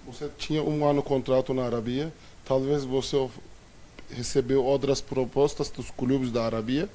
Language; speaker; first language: Portuguese; non-native, fluent; Turkish